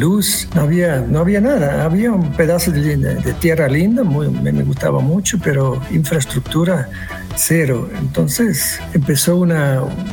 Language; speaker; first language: Spanish; non-native, fluent; Swiss German